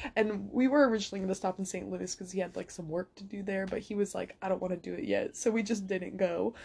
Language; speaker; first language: English; native; English